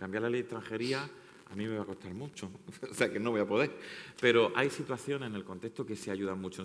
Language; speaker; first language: Spanish; native; Spanish